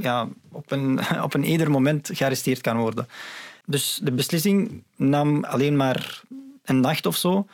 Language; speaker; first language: Dutch; non-native, fluent; Arabic